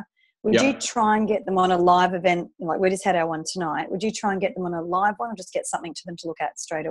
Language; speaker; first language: English; native; English